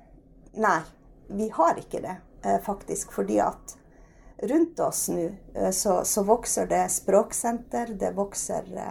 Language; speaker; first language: Norwegian; native; Norwegian